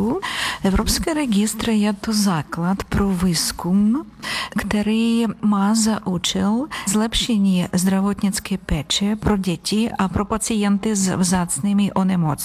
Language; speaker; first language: Czech; non-native, learner; Ukrainian